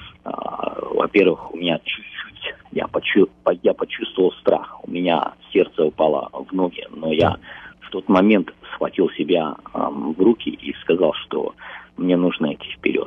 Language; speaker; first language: Russian; early bilingual, heritage; Russian